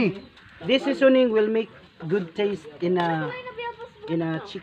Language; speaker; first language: English; non-native, learner; Cebuano